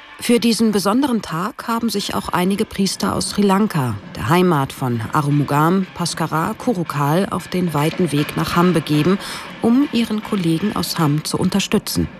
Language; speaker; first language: German; native; German